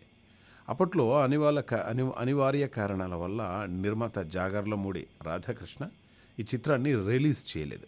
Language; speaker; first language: Telugu; native; Telugu